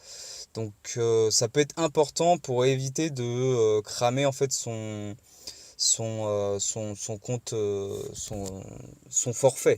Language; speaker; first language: French; native; French